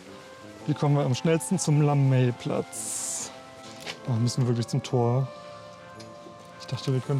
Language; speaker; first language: German; native; German